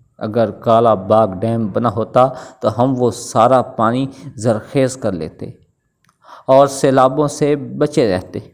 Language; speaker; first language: Urdu; non-native, local second language; Pashto